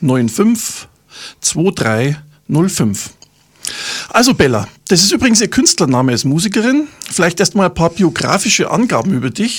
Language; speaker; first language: German; native; German